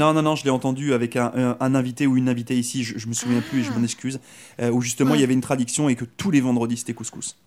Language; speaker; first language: French; native; French